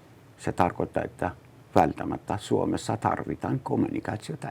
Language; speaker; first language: Finnish; non-native, learner; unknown